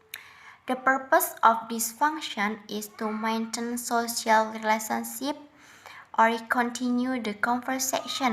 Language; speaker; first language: English; non-native, learner; Indonesian